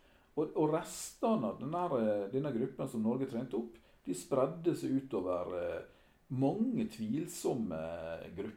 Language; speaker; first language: Norwegian; native; Norwegian